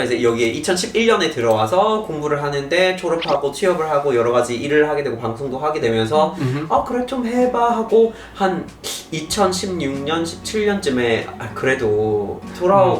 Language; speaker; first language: Korean; non-native, fluent; English